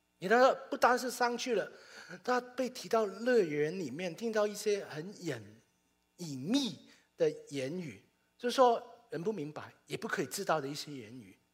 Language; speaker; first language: Chinese; non-native, local second language; Cantonese